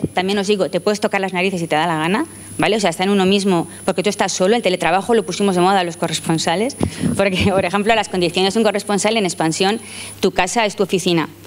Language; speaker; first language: Spanish; native; Spanish